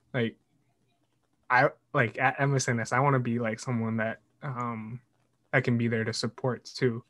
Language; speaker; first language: English; native; English